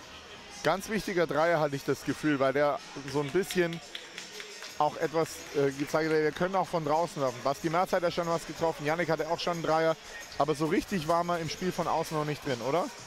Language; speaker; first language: German; native; German